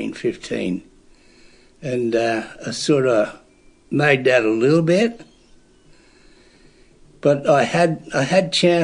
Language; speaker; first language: English; native; English